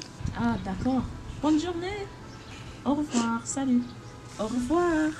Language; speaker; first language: French; non-native, learner; English